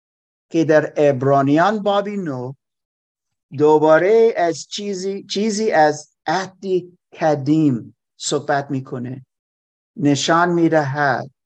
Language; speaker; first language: Persian; non-native, fluent; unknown